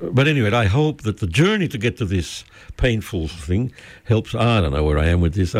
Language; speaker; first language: English; early bilingual, other home language; Spanish